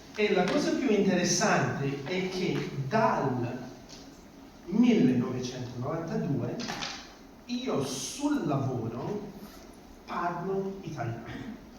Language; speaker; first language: Italian; non-native, fluent; English